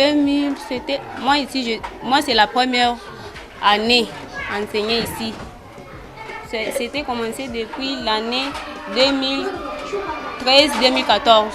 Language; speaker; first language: French; non-native, local second language; Swahili